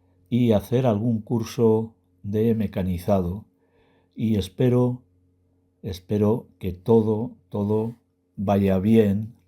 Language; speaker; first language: Spanish; non-native, learner; Berber languages